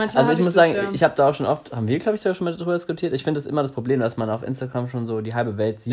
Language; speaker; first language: German; native; German